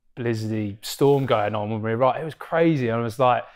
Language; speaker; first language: English; native; English